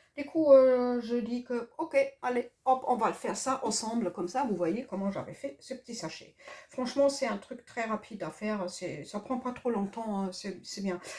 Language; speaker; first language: French; non-native, fluent; German